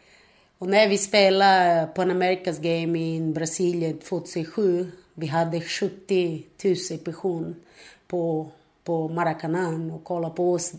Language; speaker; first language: Swedish; non-native, fluent; Portuguese